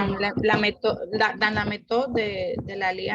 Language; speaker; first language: French; non-native, learner; Spanish